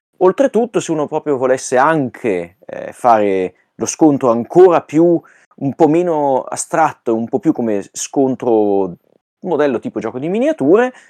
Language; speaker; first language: Italian; native; Italian